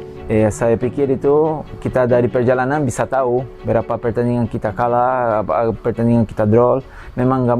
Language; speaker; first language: Indonesian; non-native, fluent; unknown